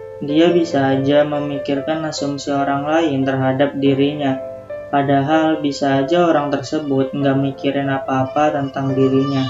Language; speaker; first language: Indonesian; native; Indonesian